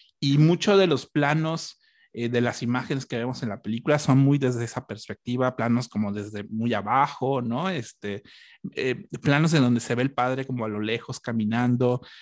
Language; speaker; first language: Spanish; native; Spanish